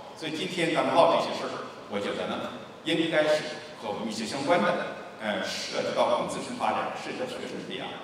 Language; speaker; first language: Chinese; native; Chinese